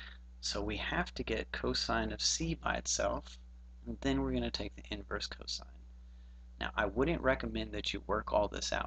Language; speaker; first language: English; native; English